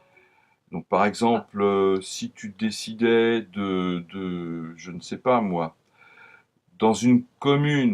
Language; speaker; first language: French; native; French